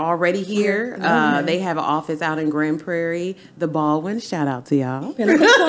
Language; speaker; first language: English; native; English